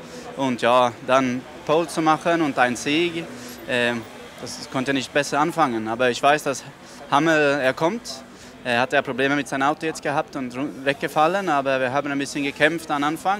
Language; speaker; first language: German; non-native, fluent; Swedish